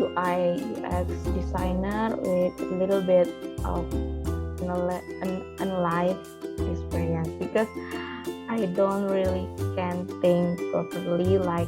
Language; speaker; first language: English; non-native, learner; Indonesian